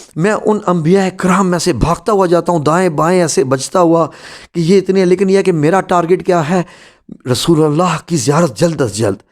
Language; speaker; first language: Urdu; non-native, local second language; Punjabi